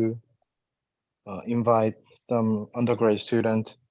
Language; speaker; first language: English; non-native, learner; Korean